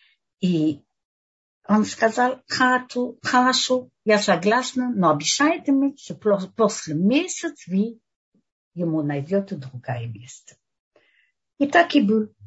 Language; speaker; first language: Russian; early bilingual, heritage; Russian